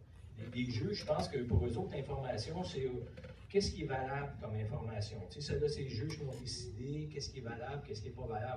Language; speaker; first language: French; native; French